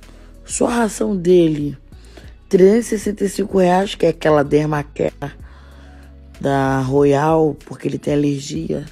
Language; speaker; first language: Portuguese; native; Portuguese